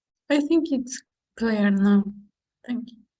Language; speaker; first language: English; non-native, learner; Spanish